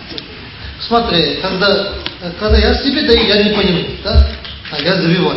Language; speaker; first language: Russian; non-native, learner; Tibetan